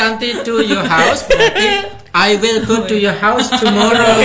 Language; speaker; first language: English; non-native, fluent; Indonesian